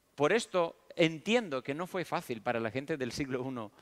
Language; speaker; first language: Spanish; early bilingual, other home language; Romanian